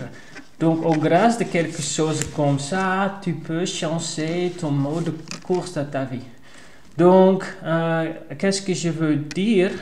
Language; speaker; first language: French; non-native, learner; Dutch